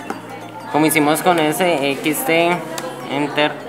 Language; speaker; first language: Spanish; native; Spanish